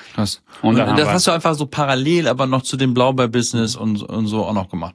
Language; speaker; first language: German; native; German